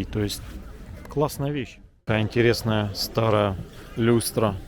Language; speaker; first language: Russian; native; Russian